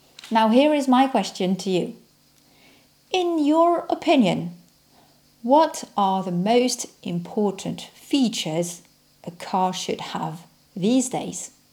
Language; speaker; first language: English; non-native, fluent; French